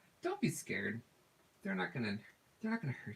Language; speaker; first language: English; native; English